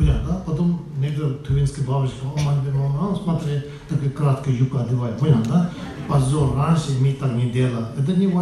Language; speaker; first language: Russian; non-native, learner; Tibetan